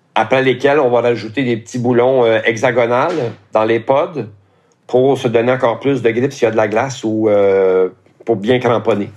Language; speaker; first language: French; native; French